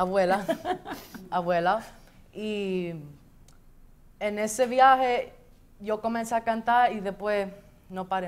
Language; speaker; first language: Spanish; early bilingual, heritage; Spanish